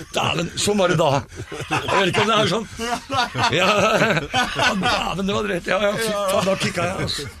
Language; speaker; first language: Norwegian; native; Norwegian